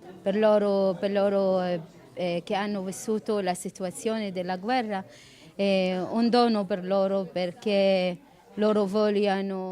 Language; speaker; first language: Italian; non-native, learner; Arabic